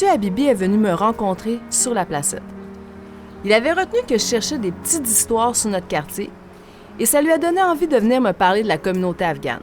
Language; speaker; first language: French; native; French